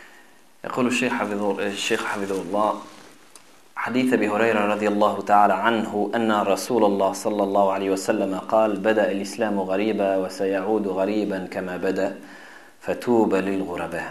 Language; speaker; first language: Arabic; non-native, fluent; French